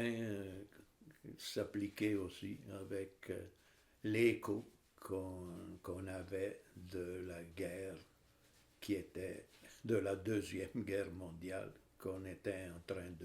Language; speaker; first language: French; non-native, fluent; Italian